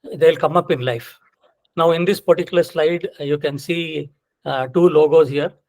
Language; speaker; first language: English; non-native, local second language; Kannada